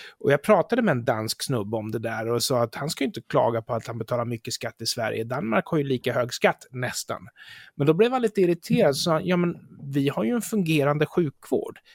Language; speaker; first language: Swedish; native; Swedish